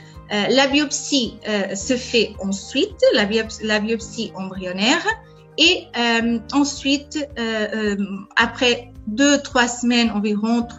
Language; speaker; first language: French; non-native, fluent; Portuguese